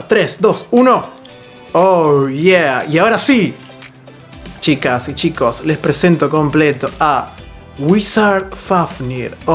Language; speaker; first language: Spanish; native; Spanish